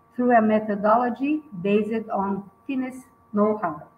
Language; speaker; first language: English; non-native, fluent; Portuguese